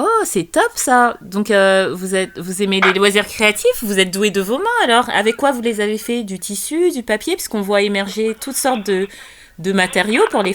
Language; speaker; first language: French; native; French